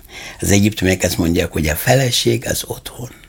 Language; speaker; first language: Hungarian; non-native, fluent; Arabic